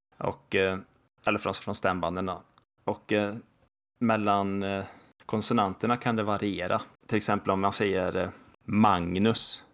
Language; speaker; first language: Swedish; native; Swedish